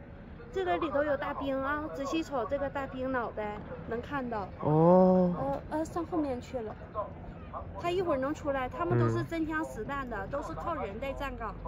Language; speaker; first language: Chinese; native; Chinese